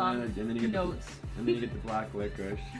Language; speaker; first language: English; native; English